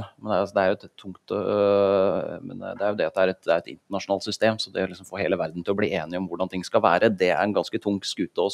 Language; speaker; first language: Norwegian; native; Norwegian